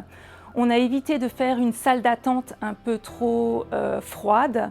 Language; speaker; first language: French; native; French